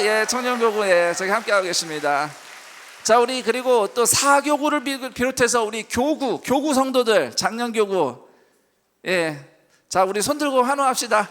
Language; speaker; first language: Korean; native; Korean